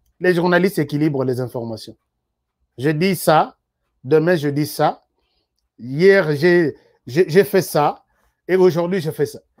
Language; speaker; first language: French; non-native, local second language; Lingala